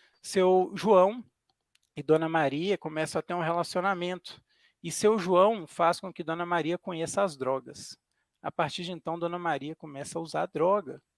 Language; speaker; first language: Portuguese; native; Portuguese